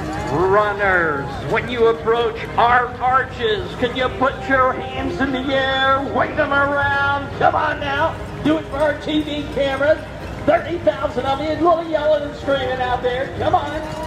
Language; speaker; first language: English; native; English